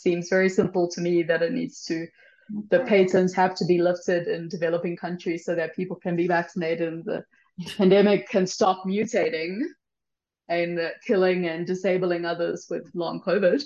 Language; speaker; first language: English; native; English